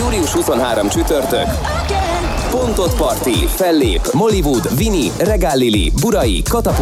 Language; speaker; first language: Hungarian; native; Hungarian